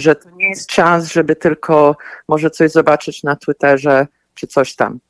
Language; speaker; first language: Polish; early bilingual, heritage; Polish